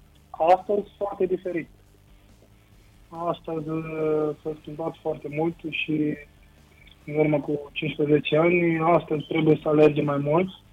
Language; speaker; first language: Romanian; non-native, fluent; Portuguese